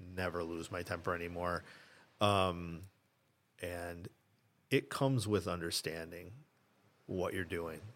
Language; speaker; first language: English; early bilingual, other home language; Italian